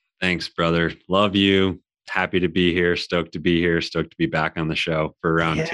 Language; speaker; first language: English; native; English